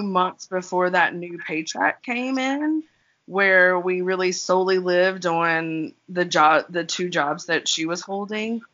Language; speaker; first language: English; native; English